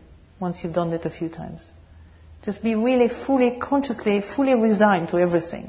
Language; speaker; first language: English; non-native, fluent; French